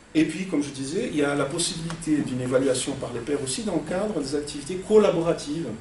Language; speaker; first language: French; non-native, fluent; Portuguese